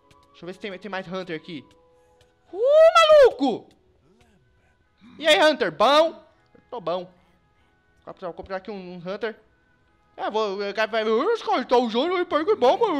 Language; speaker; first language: Portuguese; native; Portuguese